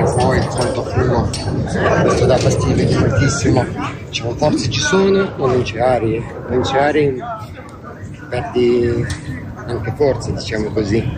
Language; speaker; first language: Italian; non-native, learner; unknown